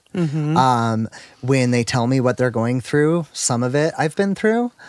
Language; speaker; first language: English; native; English